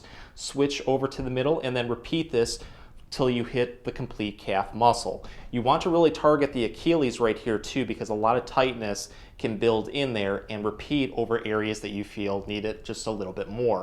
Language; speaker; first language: English; native; English